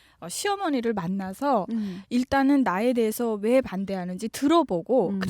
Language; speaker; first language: Korean; native; Korean